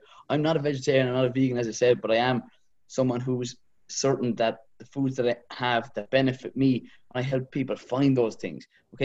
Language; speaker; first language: English; native; English